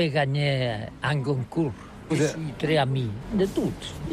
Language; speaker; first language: French; non-native, learner; Catalan